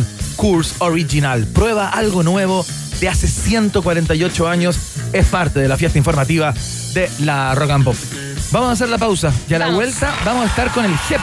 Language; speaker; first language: Spanish; native; Spanish